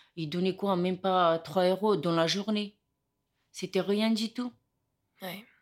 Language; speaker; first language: French; non-native, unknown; Romany